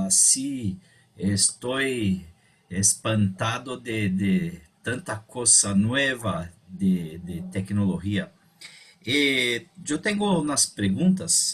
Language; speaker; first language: Spanish; non-native, learner; Portuguese